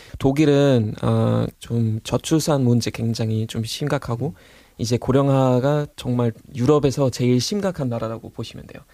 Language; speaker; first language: Korean; non-native, fluent; German